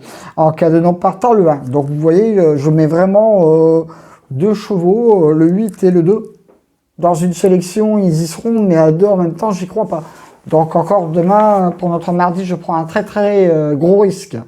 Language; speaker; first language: French; native; French